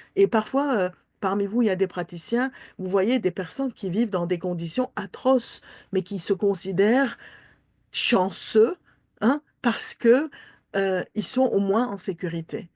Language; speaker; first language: French; non-native, local second language; Armenian